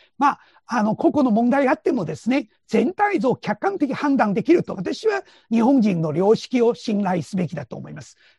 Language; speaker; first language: Japanese; non-native, fluent; Chinese